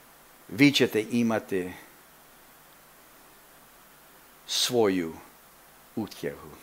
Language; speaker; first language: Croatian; early bilingual, heritage; Croatian